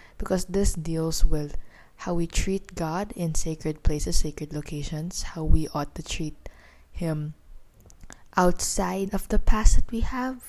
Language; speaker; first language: English; non-native, local second language; Filipino